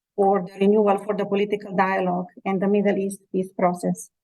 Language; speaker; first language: English; non-native, fluent; Slovenian